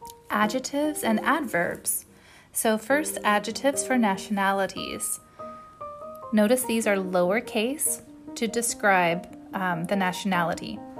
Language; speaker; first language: English; native; English